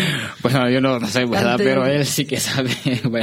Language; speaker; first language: Spanish; non-native, learner; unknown